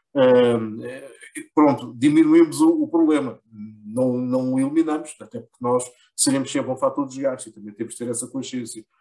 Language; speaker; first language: Portuguese; native; Portuguese